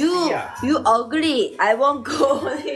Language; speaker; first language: English; non-native, learner; Korean